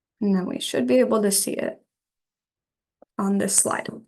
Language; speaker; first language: English; native; English